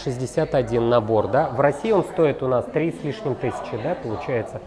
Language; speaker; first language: Russian; native; Russian